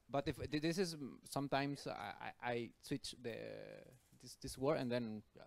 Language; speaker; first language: English; non-native, learner; Spanish